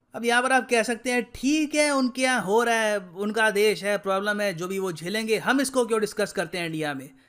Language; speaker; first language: Hindi; native; Hindi